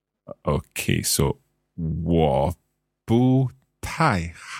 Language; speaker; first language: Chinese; non-native, learner; English